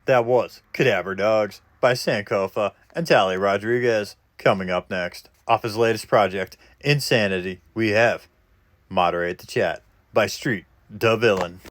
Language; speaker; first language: English; native; English